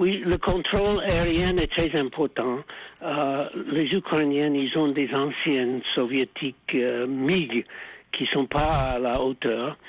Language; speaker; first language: French; non-native, fluent; English